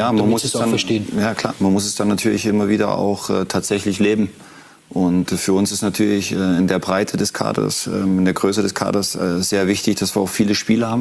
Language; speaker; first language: German; native; German